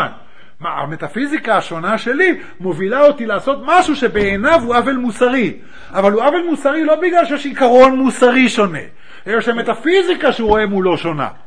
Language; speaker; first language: Hebrew; native; Hebrew